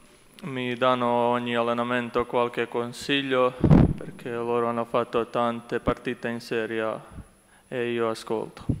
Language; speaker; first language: Italian; non-native, learner; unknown